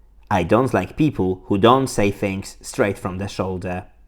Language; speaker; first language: English; non-native, fluent; Polish